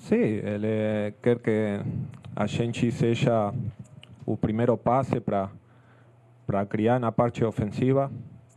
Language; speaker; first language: Portuguese; non-native, fluent; Spanish